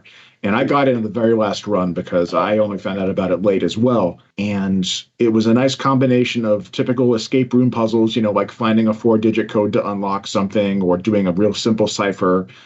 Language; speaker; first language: English; native; English